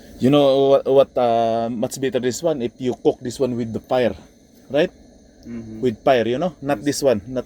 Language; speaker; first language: English; non-native, local second language; Filipino